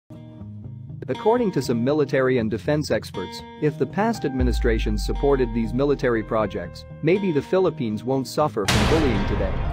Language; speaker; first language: English; non-native, local second language; Filipino